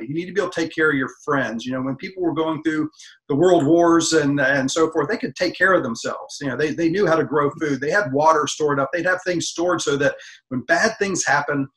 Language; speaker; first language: English; native; English